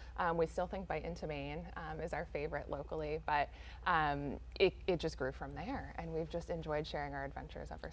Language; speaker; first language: English; native; English